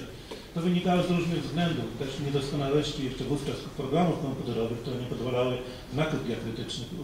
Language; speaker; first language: Polish; native; Polish